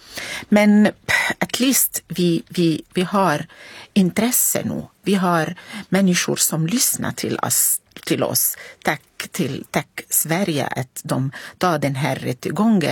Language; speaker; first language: Swedish; non-native, fluent; Arabic